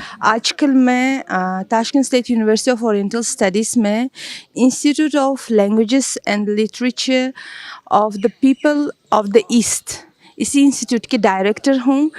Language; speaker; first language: Hindi; non-native, fluent; Uzbek